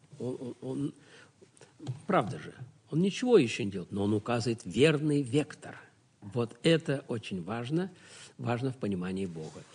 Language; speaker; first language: Russian; native; Russian